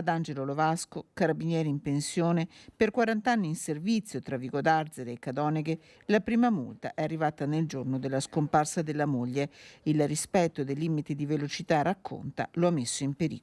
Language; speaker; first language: Italian; native; Italian